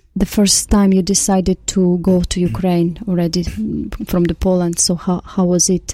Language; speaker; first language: English; non-native, fluent; Ukrainian